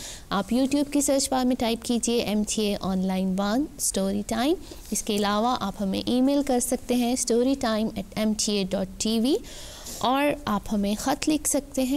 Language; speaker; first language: Urdu; native; Urdu